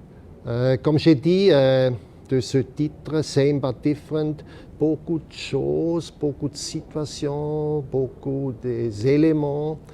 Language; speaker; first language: French; non-native, fluent; German